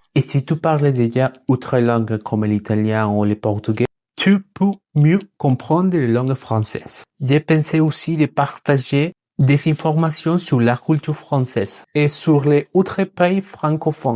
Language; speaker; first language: French; non-native, learner; Spanish